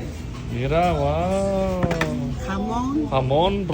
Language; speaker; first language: Spanish; non-native, learner; Albanian